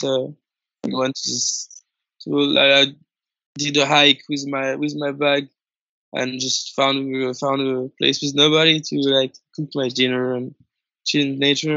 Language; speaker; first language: English; non-native, fluent; French